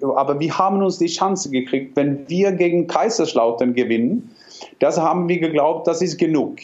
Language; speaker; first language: German; non-native, fluent; Norwegian